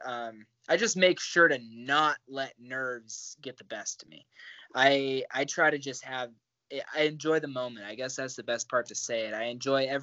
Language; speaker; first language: English; native; English